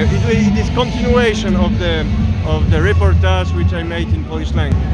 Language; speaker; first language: English; non-native, fluent; Polish